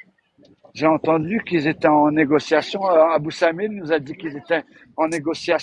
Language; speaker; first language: French; native; French